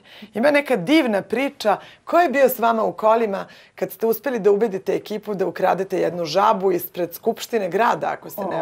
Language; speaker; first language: Serbian; native; Serbian